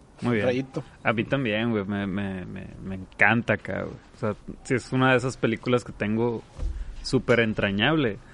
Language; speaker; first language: Spanish; native; Spanish